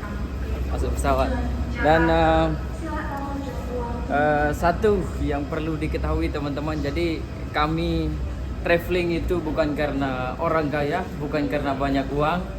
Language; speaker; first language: Indonesian; non-native, local second language; Sasak